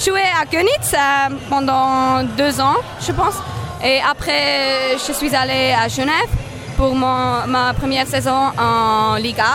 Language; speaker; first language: French; non-native, local second language; German